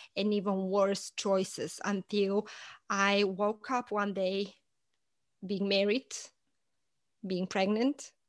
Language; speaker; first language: English; non-native, fluent; Portuguese